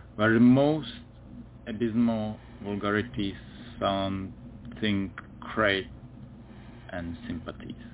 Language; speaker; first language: English; non-native, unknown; Czech